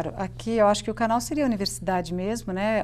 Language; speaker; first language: Portuguese; native; Portuguese